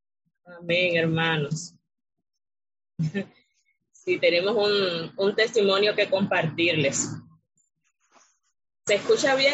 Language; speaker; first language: Spanish; native; Spanish